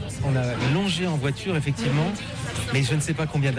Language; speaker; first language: French; native; French